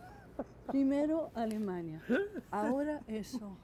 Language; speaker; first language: Spanish; non-native, fluent; English